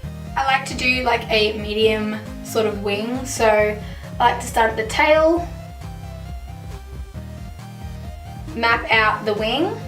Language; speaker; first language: English; native; English